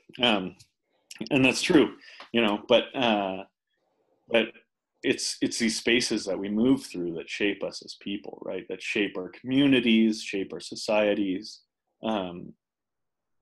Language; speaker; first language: English; native; English